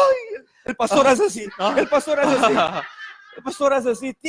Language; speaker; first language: Spanish; native; Spanish